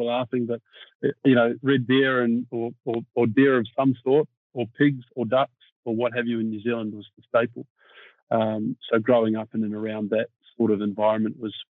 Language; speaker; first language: English; native; English